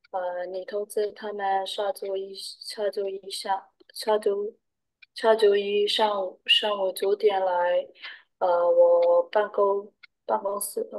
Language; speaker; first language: Chinese; non-native, learner; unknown